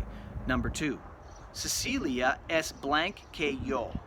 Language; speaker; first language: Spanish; non-native, fluent; English